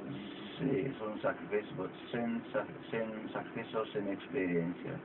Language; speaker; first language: Spanish; non-native, learner; English